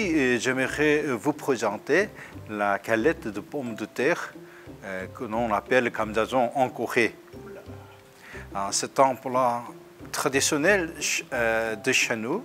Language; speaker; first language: French; non-native, fluent; Korean